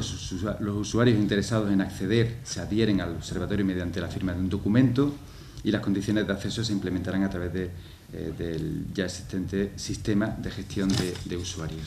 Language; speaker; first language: Spanish; native; Spanish